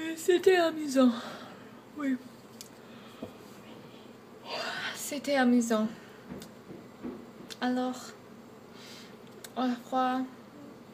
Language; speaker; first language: French; non-native, learner; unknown